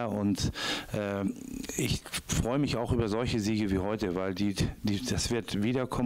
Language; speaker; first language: German; native; German